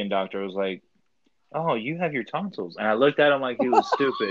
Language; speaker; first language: English; early bilingual, other home language; Spanish